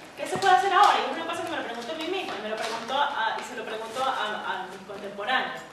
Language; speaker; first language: Spanish; native; Spanish